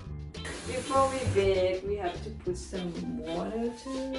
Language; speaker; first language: English; non-native, learner; Thai